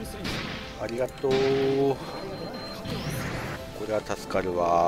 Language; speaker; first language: Japanese; native; Japanese